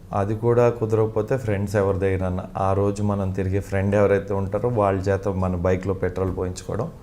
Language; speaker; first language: Telugu; non-native, local second language; Malayalam